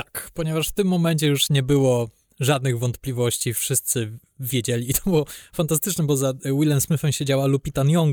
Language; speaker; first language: Polish; native; Polish